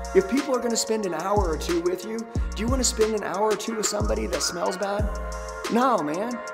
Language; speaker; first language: English; native; English